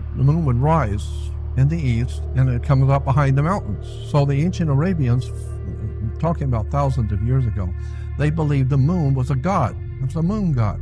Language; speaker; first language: English; native; English